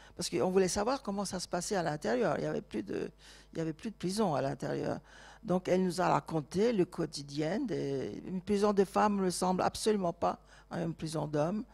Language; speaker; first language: French; non-native, fluent; Turkish